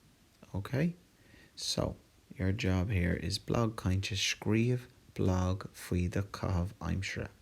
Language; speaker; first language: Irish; non-native, local second language; English